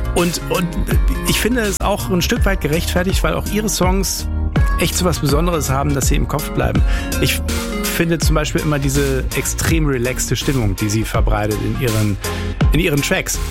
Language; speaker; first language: German; native; German